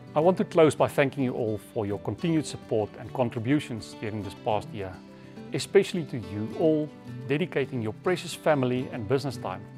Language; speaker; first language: English; non-native, local second language; Afrikaans